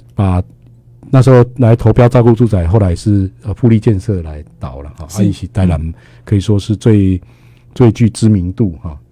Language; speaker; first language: Chinese; native; Chinese